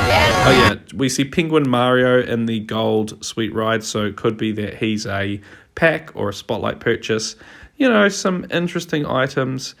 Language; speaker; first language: English; native; English